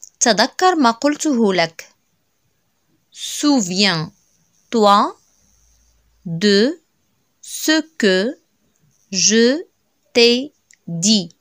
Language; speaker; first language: French; non-native, local second language; Arabic